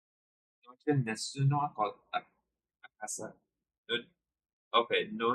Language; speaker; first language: Italian; non-native, learner; English